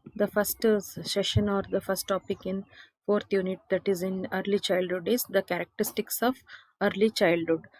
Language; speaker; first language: English; non-native, local second language; Kannada